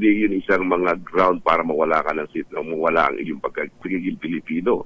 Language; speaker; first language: Filipino; native; Filipino